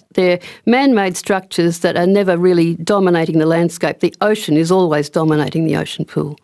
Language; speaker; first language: English; native; English